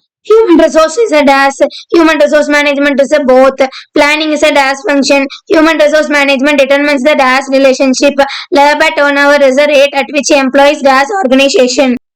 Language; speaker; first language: English; non-native, local second language; Tamil